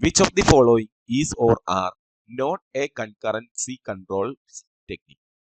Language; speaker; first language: English; non-native, local second language; Malayalam